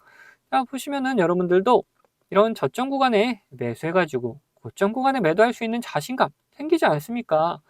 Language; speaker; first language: Korean; native; Korean